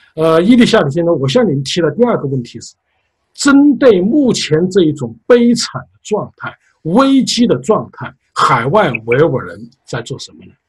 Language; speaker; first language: Chinese; native; Chinese